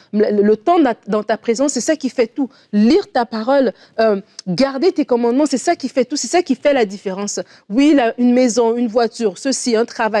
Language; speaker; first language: French; native; French